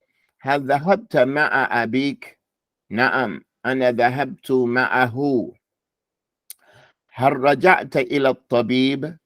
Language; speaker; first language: Arabic; non-native, fluent; English